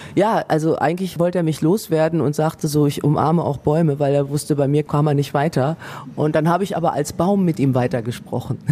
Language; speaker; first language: German; native; German